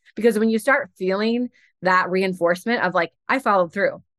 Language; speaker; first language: English; native; English